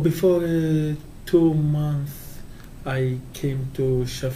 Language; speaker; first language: English; non-native, learner; Kurdish